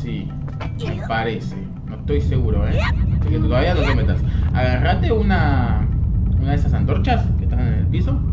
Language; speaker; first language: Spanish; native; Spanish